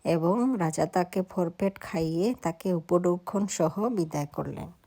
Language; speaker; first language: Bangla; non-native, local second language; Sylheti